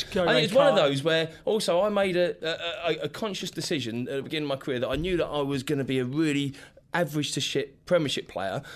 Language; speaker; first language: English; native; English